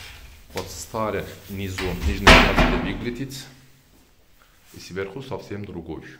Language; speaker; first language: Russian; non-native, learner; Turkish